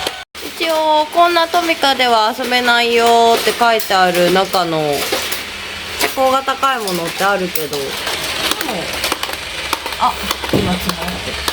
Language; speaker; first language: Japanese; native; Japanese